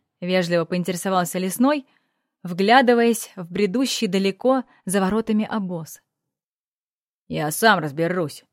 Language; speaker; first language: Russian; native; Russian